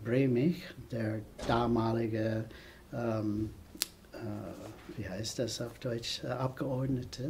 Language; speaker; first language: German; non-native, fluent; English